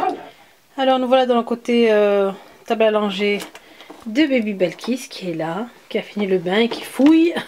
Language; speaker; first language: French; native; French